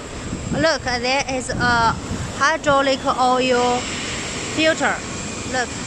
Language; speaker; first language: English; non-native, learner; Chinese